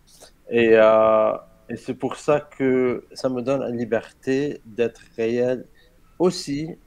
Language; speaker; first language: French; non-native, learner; Arabic